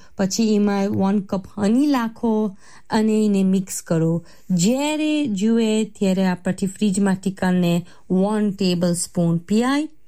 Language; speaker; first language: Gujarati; early bilingual, heritage; Gujarati